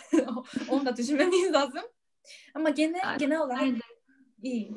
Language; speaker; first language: Turkish; non-native, fluent; Korean